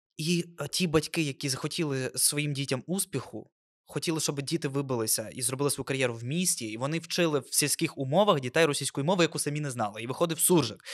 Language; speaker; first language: Ukrainian; non-native, local second language; Russian